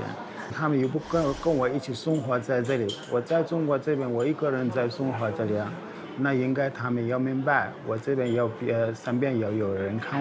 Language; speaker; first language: Chinese; non-native, learner; Arabic